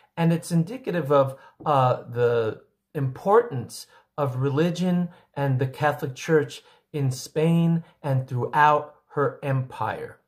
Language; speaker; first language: English; early bilingual, other home language; Spanish